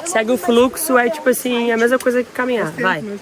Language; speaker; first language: Portuguese; native; Portuguese